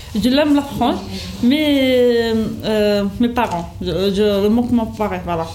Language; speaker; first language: French; non-native, local second language; Kabyle